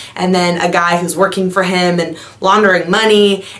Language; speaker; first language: English; native; English